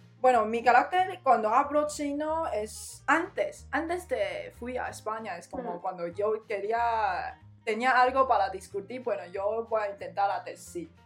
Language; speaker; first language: Spanish; non-native, learner; Chinese